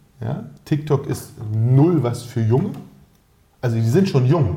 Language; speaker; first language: German; native; German